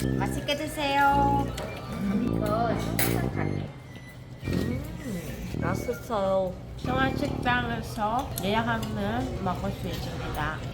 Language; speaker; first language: Korean; non-native, learner; Vietnamese